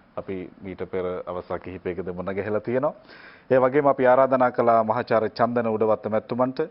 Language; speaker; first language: Sinhala; native; Sinhala